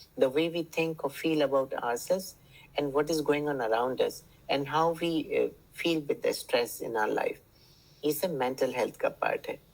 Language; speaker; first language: Hindi; native; Hindi